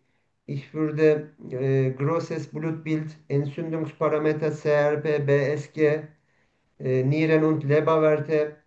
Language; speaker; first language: German; non-native, learner; Turkish